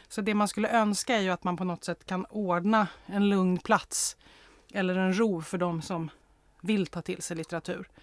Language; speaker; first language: Swedish; native; Swedish